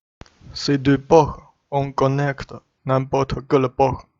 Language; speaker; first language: French; non-native, learner; Chinese